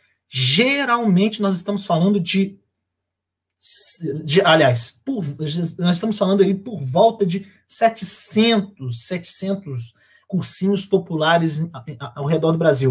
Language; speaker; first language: Portuguese; native; Portuguese